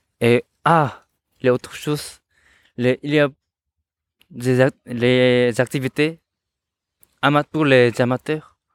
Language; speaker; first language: French; non-native, learner; Korean